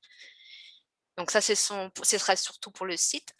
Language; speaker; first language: French; native; French